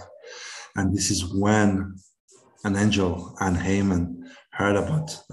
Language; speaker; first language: English; non-native, local second language; Kinyarwanda